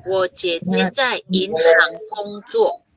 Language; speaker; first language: Chinese; non-native, fluent; Filipino